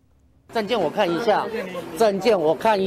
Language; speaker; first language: Chinese; native; Chinese